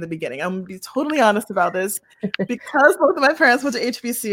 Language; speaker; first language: English; native; English